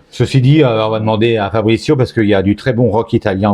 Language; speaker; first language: French; native; French